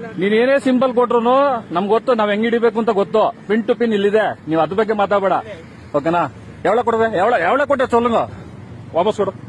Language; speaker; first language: Kannada; native; Kannada